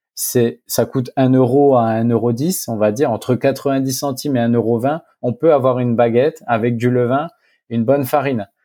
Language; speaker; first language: French; native; French